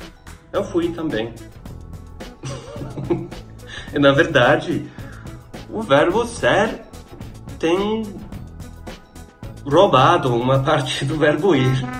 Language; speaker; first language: Portuguese; non-native, fluent; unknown